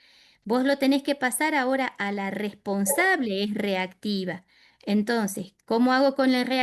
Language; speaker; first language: Spanish; native; Spanish